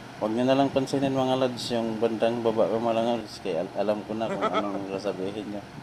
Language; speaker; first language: Filipino; non-native, local second language; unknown